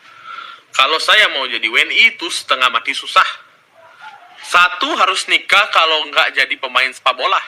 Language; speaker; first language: Indonesian; early bilingual, other home language; Russian